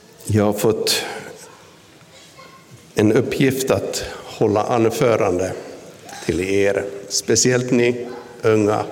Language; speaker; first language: Swedish; non-native, local second language; Finnish